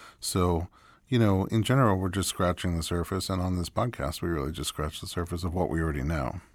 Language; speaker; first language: English; native; English